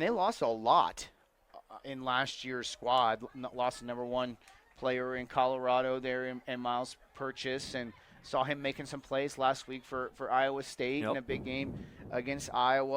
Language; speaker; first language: English; native; English